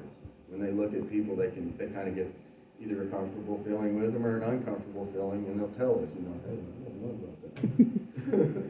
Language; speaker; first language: English; native; English